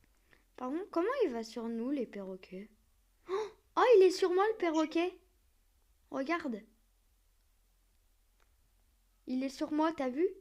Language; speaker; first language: French; native; French